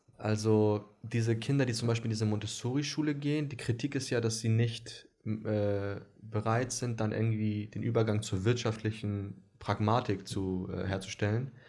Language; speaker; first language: German; early bilingual, other home language; Greek